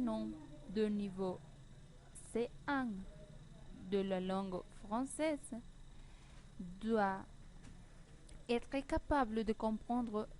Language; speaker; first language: French; non-native, learner; Spanish